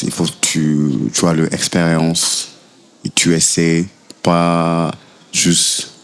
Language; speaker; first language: French; non-native, fluent; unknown